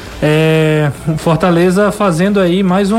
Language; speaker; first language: Portuguese; native; Portuguese